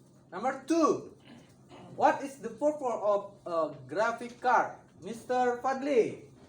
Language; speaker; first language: English; non-native, learner; Indonesian